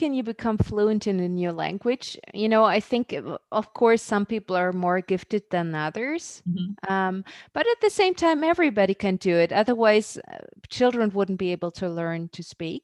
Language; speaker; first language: English; non-native, fluent; German